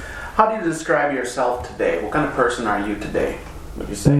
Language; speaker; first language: English; native; English